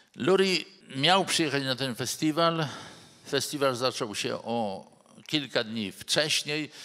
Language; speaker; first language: Polish; native; Polish